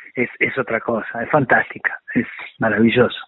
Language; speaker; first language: Spanish; native; Spanish